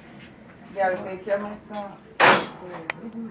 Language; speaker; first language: English; non-native, learner; Portuguese